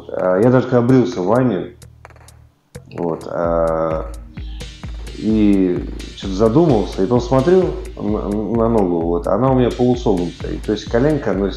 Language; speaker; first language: Russian; native; Russian